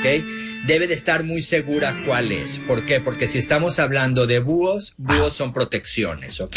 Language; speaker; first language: Spanish; native; Spanish